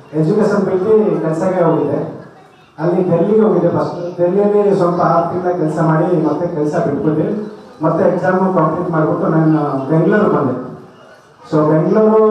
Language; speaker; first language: Kannada; non-native, local second language; Telugu